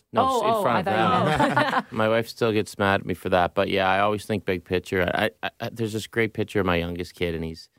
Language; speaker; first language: English; native; English